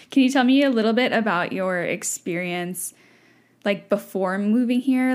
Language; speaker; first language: English; native; English